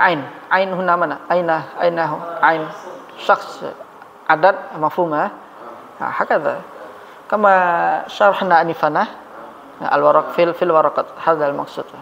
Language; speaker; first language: Arabic; non-native, fluent; Indonesian